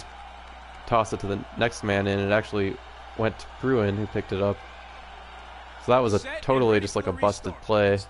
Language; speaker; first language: English; native; English